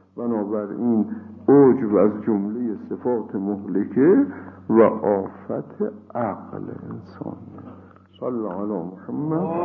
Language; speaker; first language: Persian; native; Persian